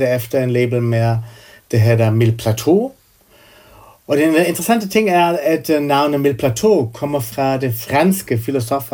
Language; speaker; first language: Danish; non-native, fluent; German